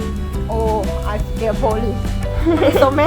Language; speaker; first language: English; non-native, learner; Thai